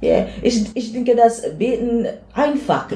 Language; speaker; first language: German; non-native, learner; English